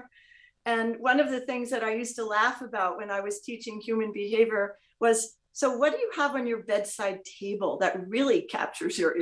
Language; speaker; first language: English; native; English